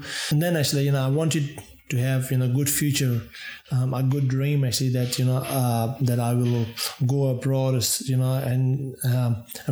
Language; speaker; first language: English; non-native, local second language; Urdu